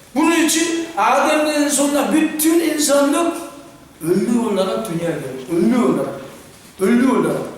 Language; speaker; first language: Turkish; non-native, fluent; Korean